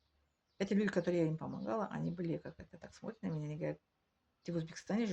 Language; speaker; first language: Russian; non-native, learner; Tajik